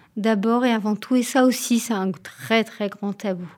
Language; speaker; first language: French; non-native, fluent; Hebrew